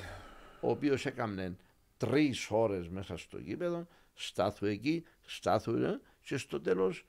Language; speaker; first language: Greek; native; Greek